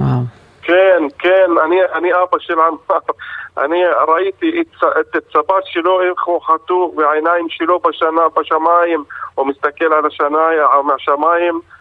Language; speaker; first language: Hebrew; non-native, local second language; Arabic